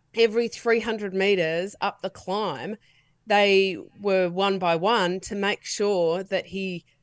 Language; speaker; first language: English; native; English